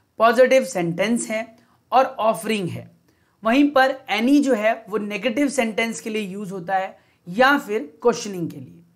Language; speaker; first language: Hindi; native; Hindi